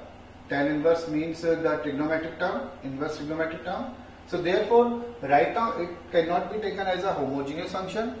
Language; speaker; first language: English; non-native, local second language; Hindi